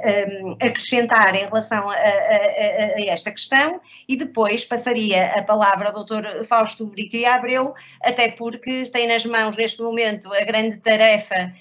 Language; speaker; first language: Portuguese; native; Portuguese